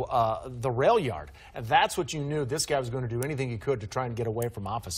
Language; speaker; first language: English; native; English